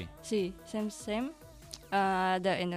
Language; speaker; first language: Catalan; non-native, learner; Indonesian